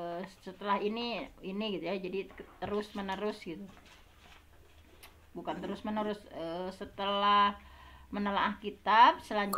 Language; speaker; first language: Indonesian; native; Indonesian